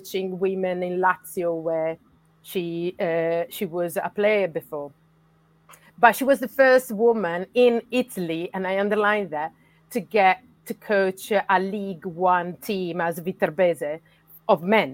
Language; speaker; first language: English; non-native, fluent; Italian